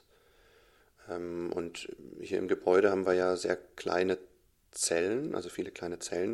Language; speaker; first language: German; native; German